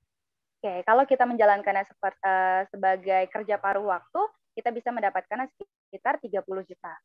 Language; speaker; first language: Indonesian; native; Indonesian